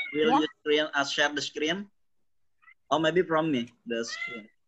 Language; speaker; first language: English; non-native, learner; Indonesian